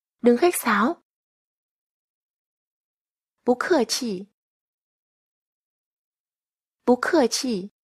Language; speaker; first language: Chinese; non-native, fluent; Vietnamese